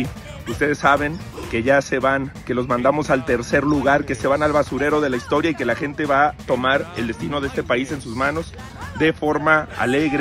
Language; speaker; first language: Spanish; native; Spanish